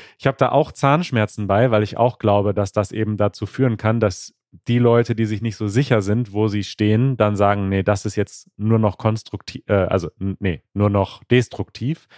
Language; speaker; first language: German; native; German